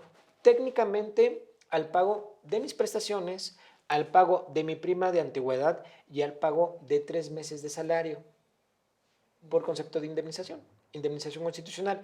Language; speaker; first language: Spanish; native; Spanish